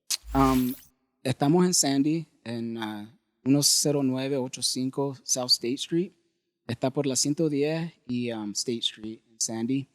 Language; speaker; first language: Spanish; early bilingual, heritage; Spanish